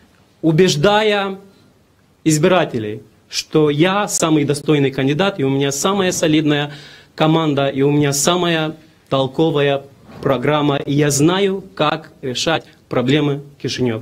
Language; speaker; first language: Russian; non-native, local second language; Romanian